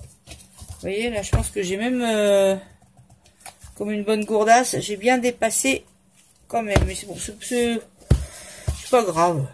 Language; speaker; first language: French; native; French